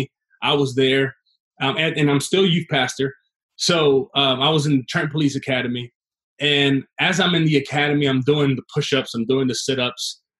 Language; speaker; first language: English; native; English